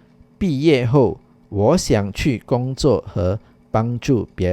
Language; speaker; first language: Chinese; non-native, fluent; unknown